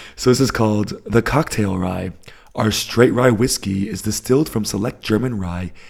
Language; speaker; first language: English; native; English